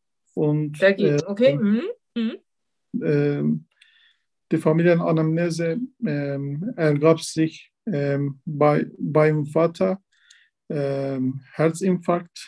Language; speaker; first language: German; non-native, learner; Turkish